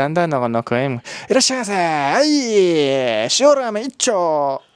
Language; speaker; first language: Mongolian; non-native, learner; Japanese